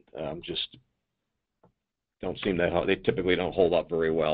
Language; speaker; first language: English; native; English